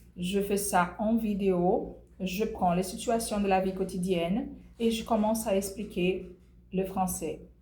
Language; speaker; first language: French; non-native, fluent; Portuguese